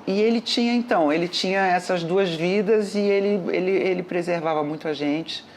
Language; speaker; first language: Portuguese; native; Portuguese